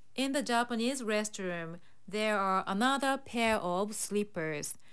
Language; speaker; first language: English; non-native, fluent; Japanese